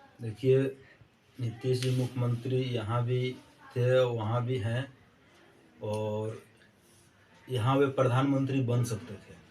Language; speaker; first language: Hindi; native; Hindi